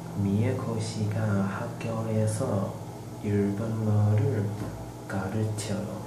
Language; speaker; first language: Korean; non-native, learner; Chinese